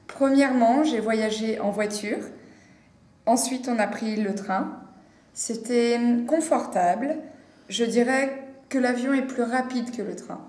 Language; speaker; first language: French; non-native, learner; English